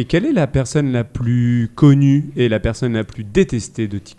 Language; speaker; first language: French; native; French